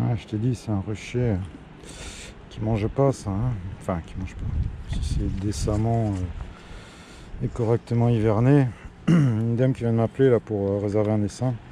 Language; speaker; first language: French; native; French